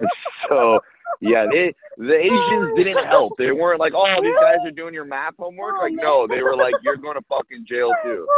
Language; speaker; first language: English; early bilingual, other home language; Persian